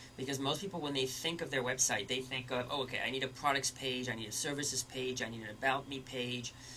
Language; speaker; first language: English; early bilingual, other home language; French